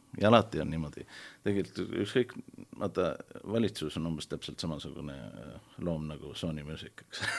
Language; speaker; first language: Estonian; early bilingual, heritage; Estonian